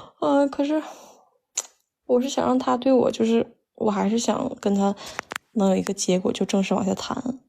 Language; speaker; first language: Chinese; native; Chinese